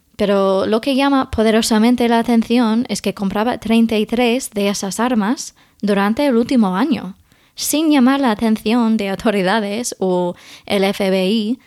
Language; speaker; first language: Spanish; non-native, fluent; English